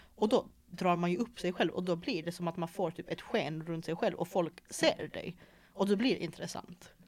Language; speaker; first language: Swedish; native; Swedish